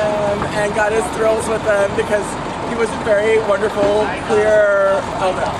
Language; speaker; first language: English; native; English